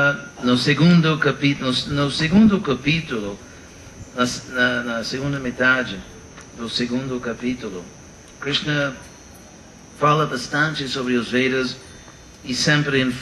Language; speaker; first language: Portuguese; non-native, fluent; English